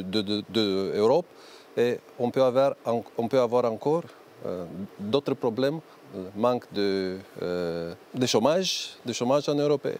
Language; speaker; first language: French; non-native, learner; Romanian